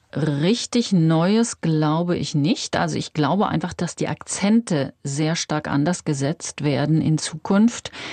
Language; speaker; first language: German; native; German